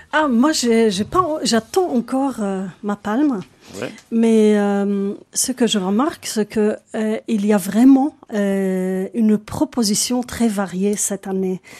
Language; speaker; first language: French; non-native, local second language; Arabic